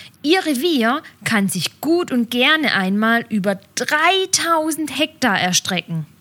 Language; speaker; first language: German; native; German